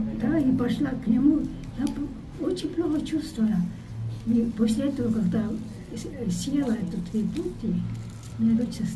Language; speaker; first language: Russian; non-native, fluent; Estonian